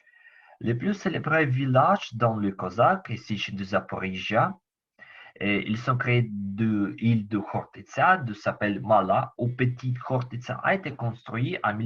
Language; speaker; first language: French; non-native, learner; Ukrainian